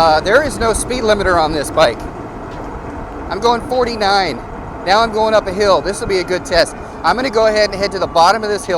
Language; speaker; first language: English; native; English